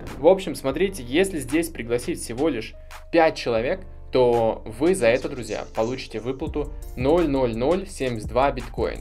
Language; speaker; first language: Russian; native; Russian